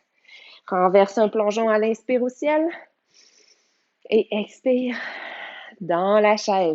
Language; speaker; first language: French; native; French